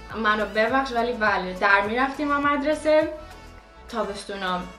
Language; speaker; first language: Persian; early bilingual, heritage; Persian